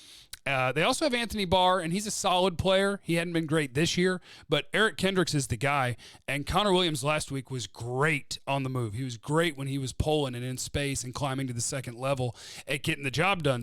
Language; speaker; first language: English; native; English